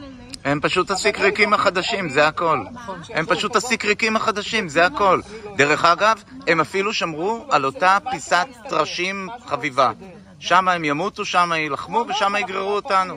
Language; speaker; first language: Hebrew; native; Hebrew